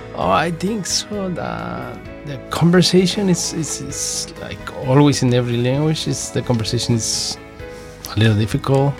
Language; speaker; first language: English; non-native, learner; Spanish